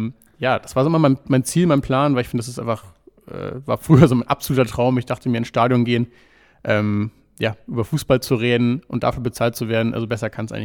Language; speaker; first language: German; native; German